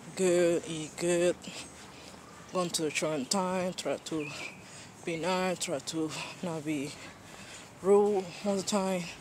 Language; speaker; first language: English; non-native, fluent; Spanish